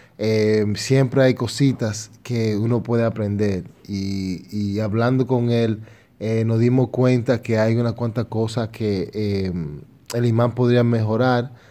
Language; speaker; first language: Spanish; early bilingual, heritage; Spanish